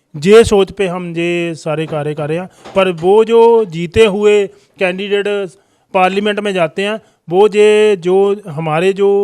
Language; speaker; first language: Hindi; non-native, local second language; Punjabi